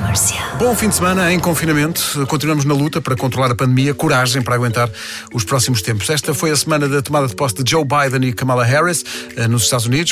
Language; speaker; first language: Portuguese; native; Portuguese